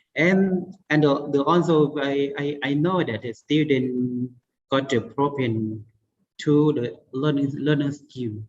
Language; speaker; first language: English; non-native, learner; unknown